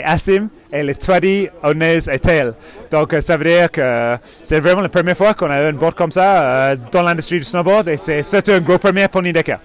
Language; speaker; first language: French; non-native, fluent; English